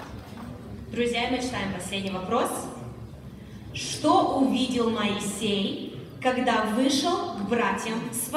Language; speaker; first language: Russian; early bilingual, heritage; Russian